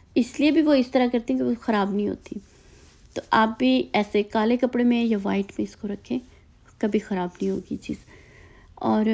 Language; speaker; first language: Urdu; native; Urdu